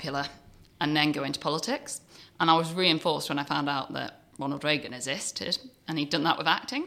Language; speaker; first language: English; native; English